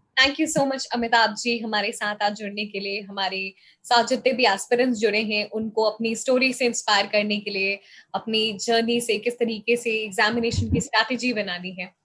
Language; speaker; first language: Hindi; native; Hindi